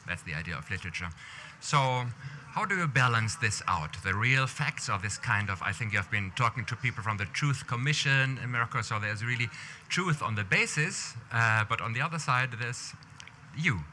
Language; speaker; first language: English; non-native, fluent; German